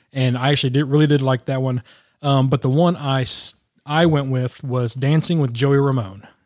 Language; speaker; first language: English; native; English